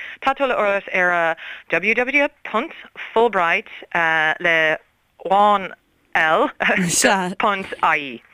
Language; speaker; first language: Irish; non-native, learner; English